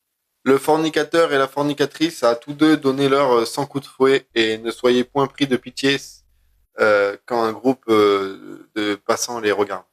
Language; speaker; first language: French; native; French